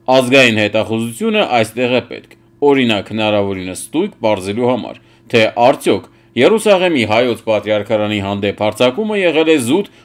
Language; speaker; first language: Armenian; native; Armenian